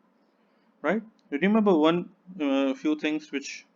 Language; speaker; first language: English; non-native, local second language; Hindi